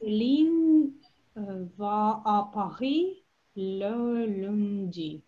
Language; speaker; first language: French; non-native, learner; Russian